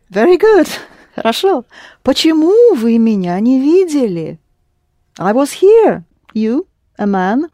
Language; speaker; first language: Russian; non-native, fluent; English